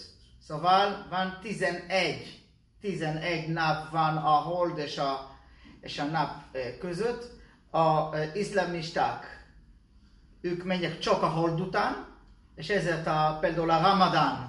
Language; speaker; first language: Hungarian; non-native, learner; Hebrew